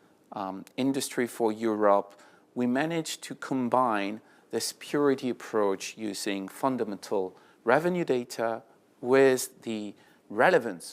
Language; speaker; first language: English; non-native, fluent; French